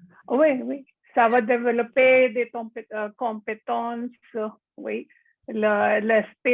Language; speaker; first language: French; non-native, learner; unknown